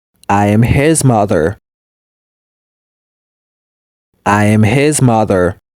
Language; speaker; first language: English; non-native, fluent; Haitian Creole